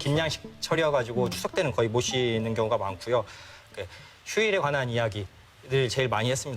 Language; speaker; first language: Korean; native; Korean